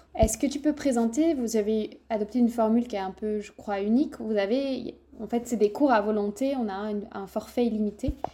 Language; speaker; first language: French; native; French